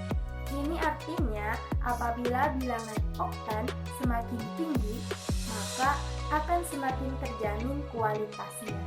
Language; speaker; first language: Indonesian; native; Indonesian